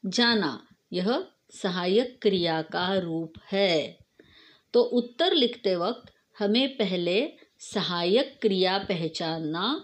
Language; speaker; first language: Hindi; non-native, local second language; Marathi